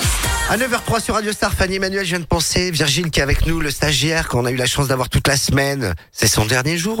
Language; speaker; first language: French; native; French